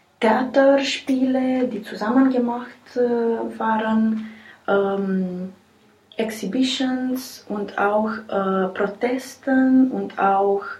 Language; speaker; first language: German; non-native, learner; Romanian